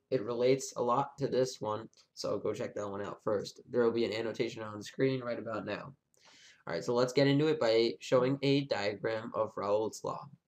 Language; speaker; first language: English; native; English